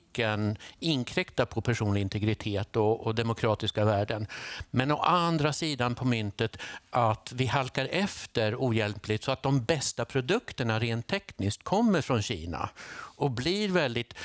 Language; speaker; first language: Swedish; native; Swedish